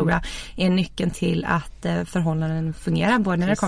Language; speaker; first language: Swedish; native; Swedish